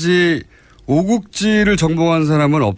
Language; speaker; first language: Korean; native; Korean